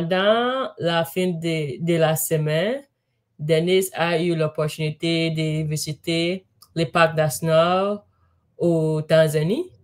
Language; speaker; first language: French; non-native, learner; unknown